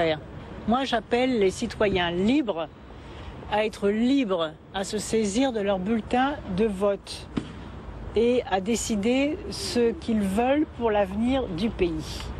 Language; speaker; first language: French; native; French